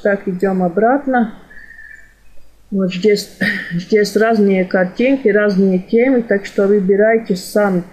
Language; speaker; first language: Russian; non-native, fluent; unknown